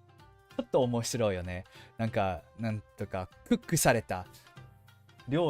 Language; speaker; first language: Japanese; non-native, fluent; English